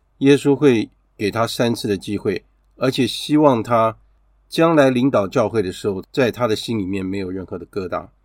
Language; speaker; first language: Chinese; native; Chinese